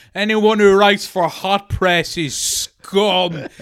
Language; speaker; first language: English; native; English